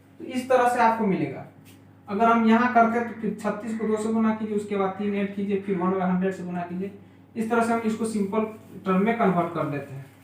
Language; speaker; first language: Hindi; native; Hindi